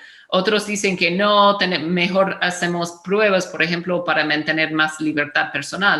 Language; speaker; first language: Spanish; non-native, fluent; English